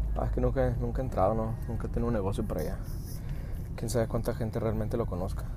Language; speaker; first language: Spanish; early bilingual, heritage; Spanish